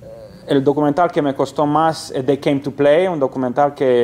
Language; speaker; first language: Spanish; non-native, fluent; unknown